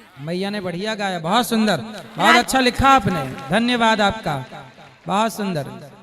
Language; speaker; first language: Hindi; native; Hindi